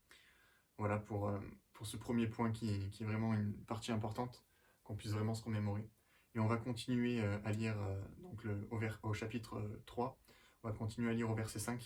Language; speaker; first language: French; native; French